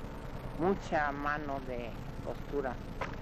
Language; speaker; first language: Spanish; early bilingual, other home language; Russian